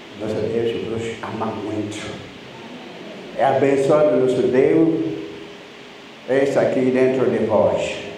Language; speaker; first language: Portuguese; non-native, learner; Lingala